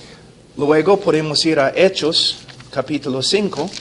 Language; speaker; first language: Spanish; non-native, fluent; English